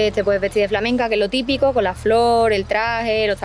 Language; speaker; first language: Spanish; native; Spanish